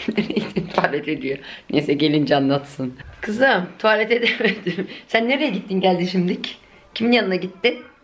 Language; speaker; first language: Turkish; early bilingual, heritage; Turkish